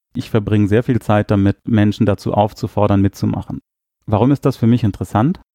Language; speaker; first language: German; native; German